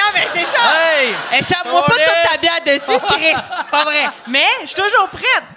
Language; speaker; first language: French; native; French